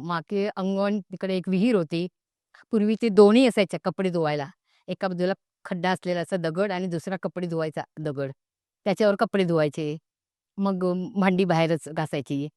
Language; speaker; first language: Marathi; non-native, local second language; Konkani